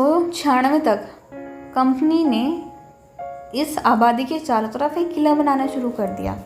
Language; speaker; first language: Hindi; native; Hindi